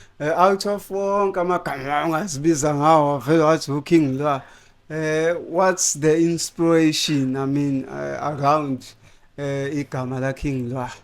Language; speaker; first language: Zulu; native; Zulu